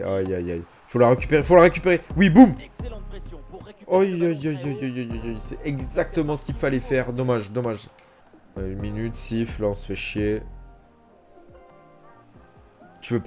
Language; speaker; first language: French; native; French